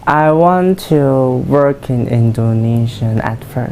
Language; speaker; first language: English; non-native, learner; Chinese